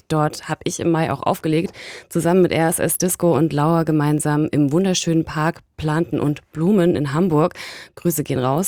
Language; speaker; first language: German; native; German